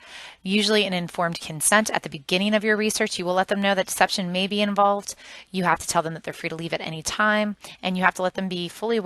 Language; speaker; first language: English; native; English